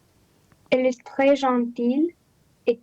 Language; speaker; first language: French; non-native, learner; Romanian